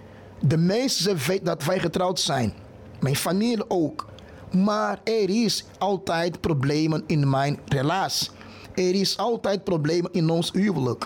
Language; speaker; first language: Dutch; non-native, fluent; Portuguese